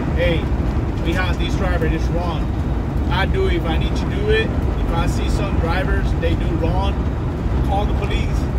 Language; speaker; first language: English; non-native, learner; Spanish